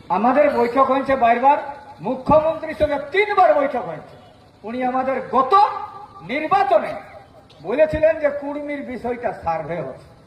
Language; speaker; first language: Bangla; native; Bangla